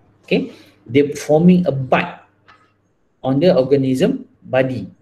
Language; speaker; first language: English; non-native, local second language; Malay